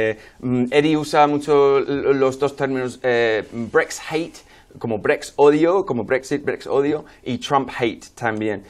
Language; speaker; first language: Spanish; non-native, fluent; English